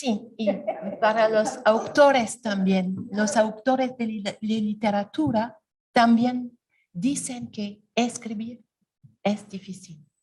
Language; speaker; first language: Spanish; non-native, learner; French